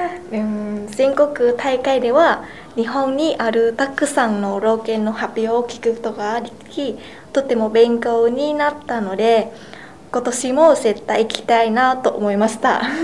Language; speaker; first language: Japanese; non-native, fluent; Vietnamese